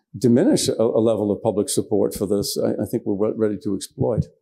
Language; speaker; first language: English; native; English